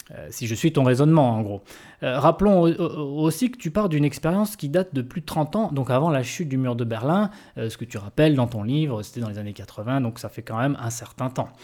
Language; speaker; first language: French; native; French